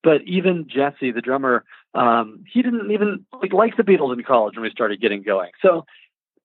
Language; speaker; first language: English; native; English